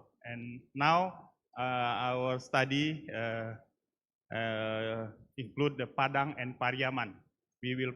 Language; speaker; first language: English; non-native, learner; Indonesian